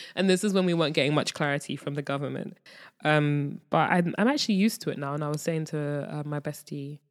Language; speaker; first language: English; native; English